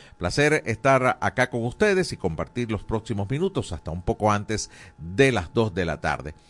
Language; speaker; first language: Spanish; native; Spanish